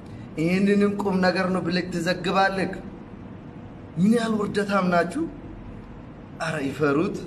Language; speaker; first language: Amharic; non-native, local second language; Oromo